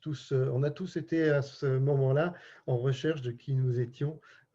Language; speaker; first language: French; native; French